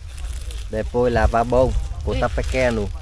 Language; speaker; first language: Portuguese; non-native, learner; Vietnamese